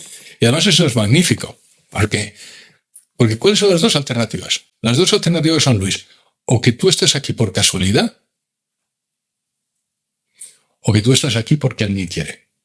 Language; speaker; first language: Spanish; native; Spanish